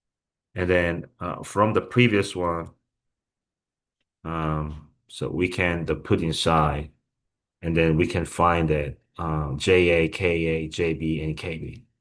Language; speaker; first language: English; non-native, fluent; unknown